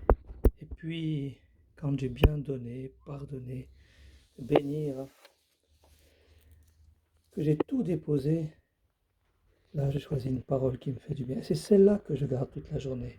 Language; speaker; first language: French; native; French